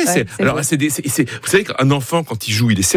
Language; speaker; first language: French; native; French